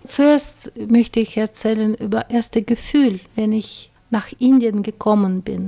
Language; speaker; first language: German; non-native, fluent; Russian